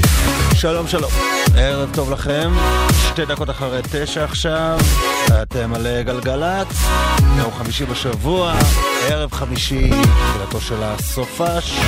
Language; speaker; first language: Hebrew; native; Hebrew